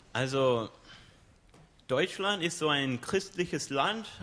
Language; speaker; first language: German; non-native, fluent; English